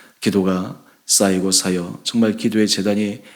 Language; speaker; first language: Korean; native; Korean